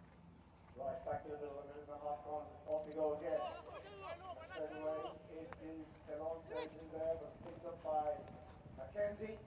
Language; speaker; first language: English; native; English